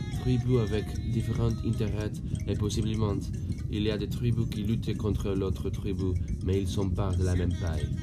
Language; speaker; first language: French; non-native, learner; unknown